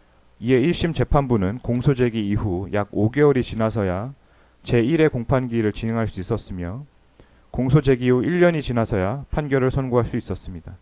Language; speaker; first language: Korean; native; Korean